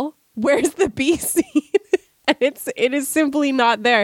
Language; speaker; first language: English; native; English